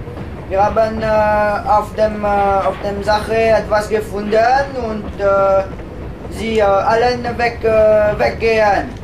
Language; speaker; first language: German; non-native, local second language; French